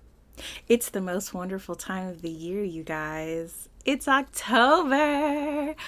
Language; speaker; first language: English; native; English